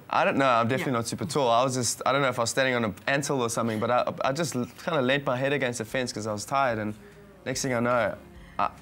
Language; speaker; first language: English; native; English